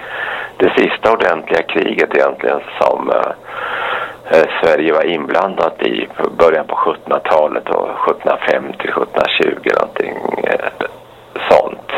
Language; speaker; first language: Swedish; native; Swedish